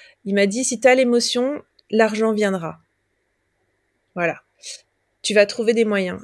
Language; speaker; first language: French; native; French